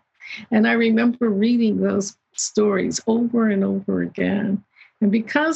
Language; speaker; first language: English; native; English